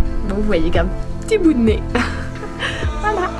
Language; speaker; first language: French; native; French